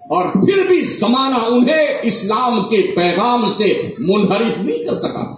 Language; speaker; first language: Urdu; native; Urdu